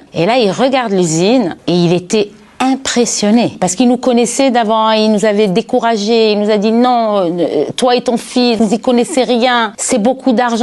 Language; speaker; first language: French; native; French